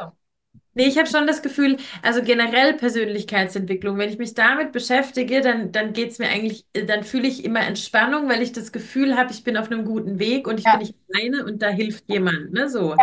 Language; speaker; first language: German; native; German